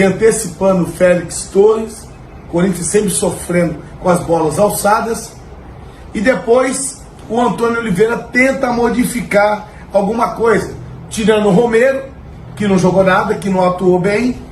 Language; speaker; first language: Portuguese; native; Portuguese